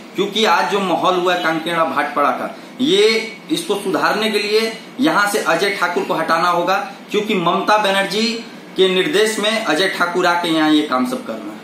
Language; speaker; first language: Hindi; native; Hindi